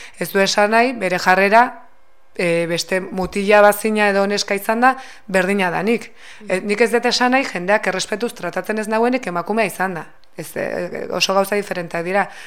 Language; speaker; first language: Basque; native; Basque